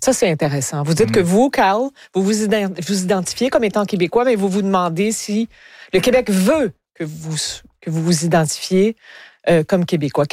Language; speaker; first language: French; native; French